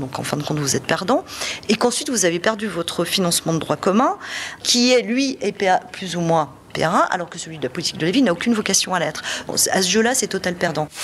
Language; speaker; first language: French; native; French